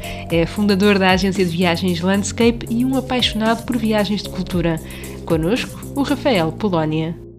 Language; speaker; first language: Portuguese; native; Portuguese